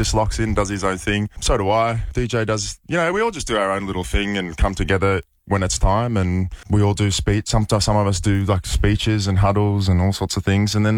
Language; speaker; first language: English; native; English